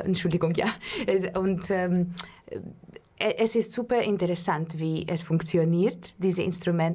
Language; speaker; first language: German; non-native, learner; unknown